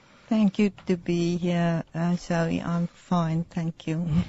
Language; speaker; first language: English; non-native, learner; Afrikaans